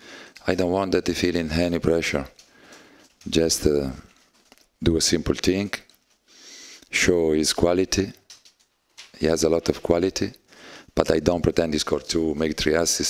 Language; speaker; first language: English; non-native, learner; Italian